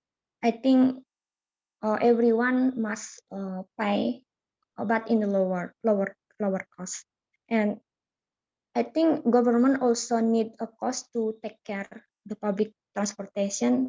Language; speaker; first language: English; non-native, learner; Indonesian